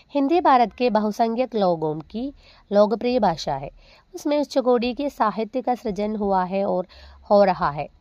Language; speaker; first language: Hindi; non-native, local second language; Malayalam